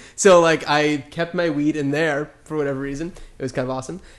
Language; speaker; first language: English; native; English